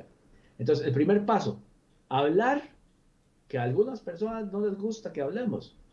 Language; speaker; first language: Spanish; native; Spanish